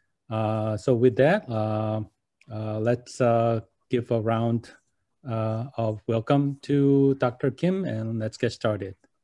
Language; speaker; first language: English; non-native, fluent; Korean